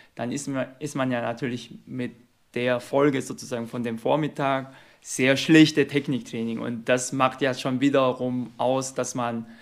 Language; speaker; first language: German; non-native, fluent; Korean